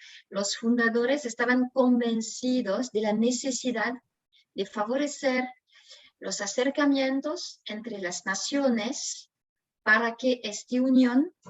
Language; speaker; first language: Spanish; non-native, fluent; French